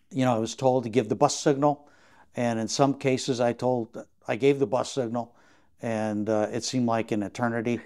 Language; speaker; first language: English; native; English